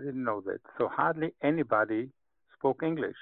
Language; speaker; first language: English; non-native, fluent; Hebrew